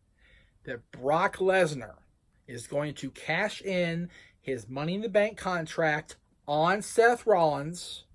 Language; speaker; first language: English; native; English